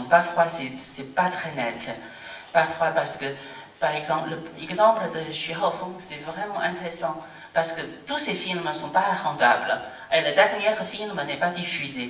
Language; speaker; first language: French; non-native, fluent; Chinese